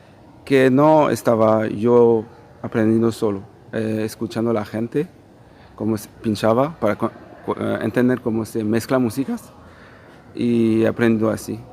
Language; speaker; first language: Spanish; non-native, fluent; Portuguese